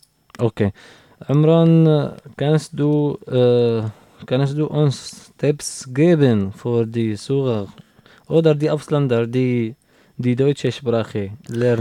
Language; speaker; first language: German; non-native, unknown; Arabic